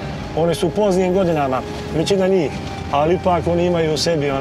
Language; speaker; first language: Croatian; native; Croatian